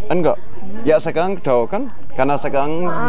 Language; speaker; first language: Indonesian; non-native, fluent; German